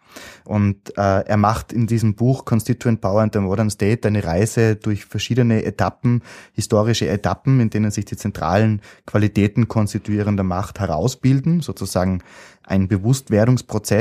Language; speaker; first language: German; native; German